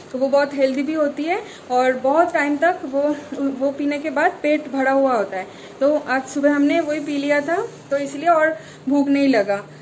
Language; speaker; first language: Hindi; non-native, local second language; Bangla